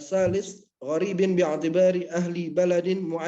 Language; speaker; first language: Arabic; non-native, learner; Indonesian